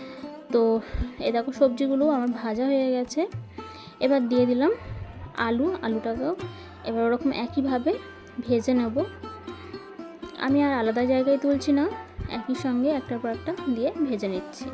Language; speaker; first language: Bangla; native; Bangla